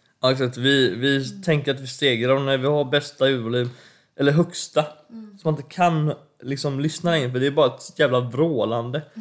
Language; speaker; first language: Swedish; native; Swedish